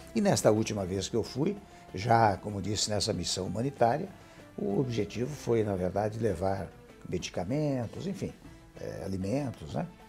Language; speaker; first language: Portuguese; early bilingual, other home language; Arabic